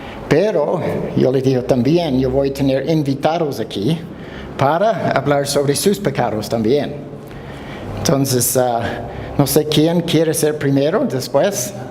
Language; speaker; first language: Spanish; non-native, fluent; English